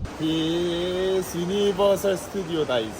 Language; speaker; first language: Turkish; non-native, learner; Korean